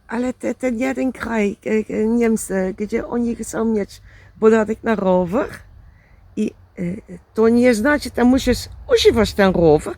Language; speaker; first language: Polish; non-native, learner; Dutch